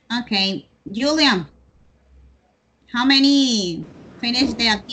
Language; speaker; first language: English; non-native, learner; Spanish